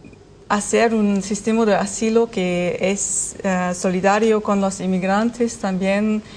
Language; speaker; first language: Spanish; non-native, learner; German